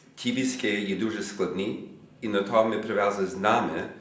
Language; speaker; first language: Ukrainian; non-native, fluent; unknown